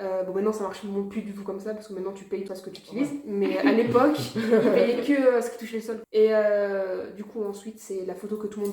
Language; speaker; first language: French; native; French